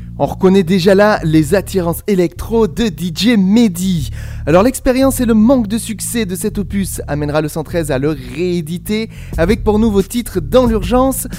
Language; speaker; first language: French; native; French